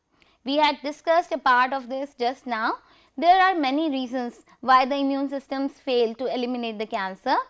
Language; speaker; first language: English; non-native, local second language; Hindi